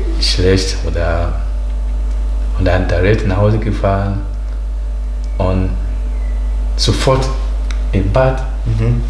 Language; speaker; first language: German; non-native, learner; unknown